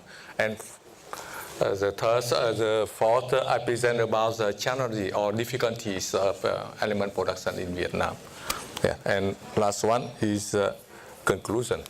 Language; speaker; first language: English; non-native, fluent; Vietnamese